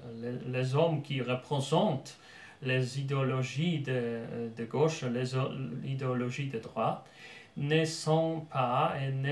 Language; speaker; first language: French; non-native, fluent; Polish